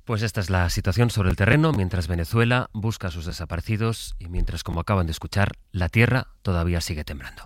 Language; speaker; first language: Spanish; native; Spanish